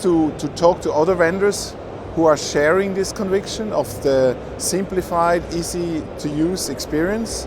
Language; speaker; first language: English; non-native, fluent; German